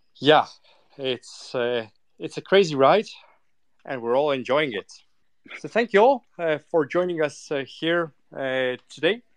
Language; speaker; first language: English; non-native, fluent; Estonian